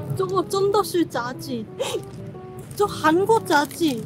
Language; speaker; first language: Chinese; non-native, fluent; Korean